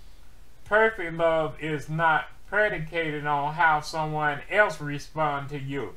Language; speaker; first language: English; native; English